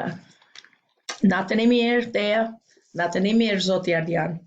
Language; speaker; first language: Albanian; non-native, learner; English